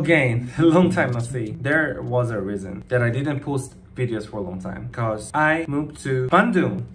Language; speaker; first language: English; non-native, learner; Korean